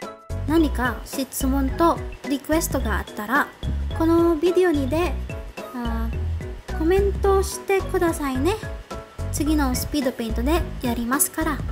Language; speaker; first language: Japanese; non-native, learner; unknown